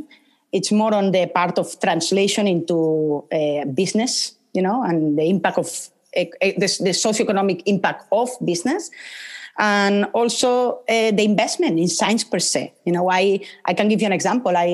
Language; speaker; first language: English; non-native, fluent; Spanish